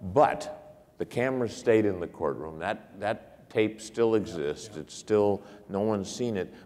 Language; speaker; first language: English; native; English